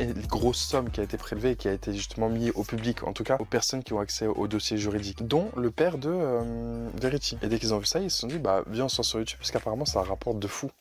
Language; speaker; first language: French; native; French